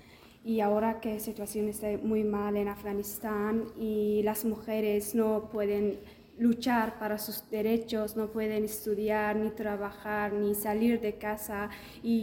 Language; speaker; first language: Spanish; non-native, learner; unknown